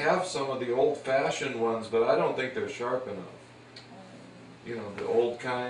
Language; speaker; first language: English; native; English